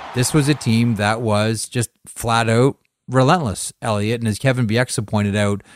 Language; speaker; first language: English; native; English